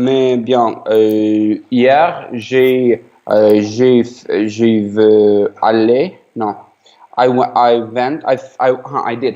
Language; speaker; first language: French; non-native, learner; Ukrainian